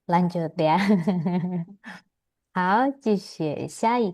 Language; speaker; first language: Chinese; non-native, fluent; Indonesian